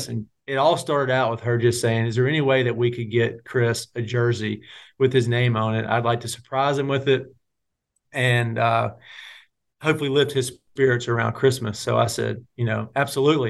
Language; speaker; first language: English; native; English